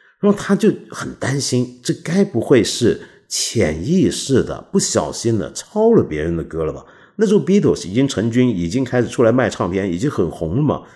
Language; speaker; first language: Chinese; non-native, local second language; Cantonese